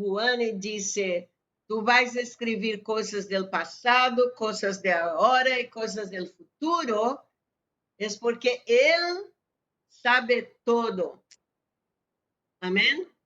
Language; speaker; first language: Spanish; non-native, fluent; Portuguese